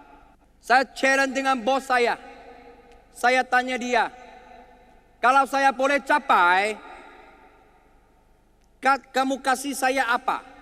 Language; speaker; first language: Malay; non-native, learner; Chinese